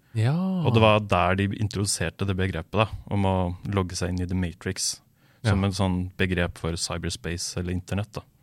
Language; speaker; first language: Norwegian; native; Norwegian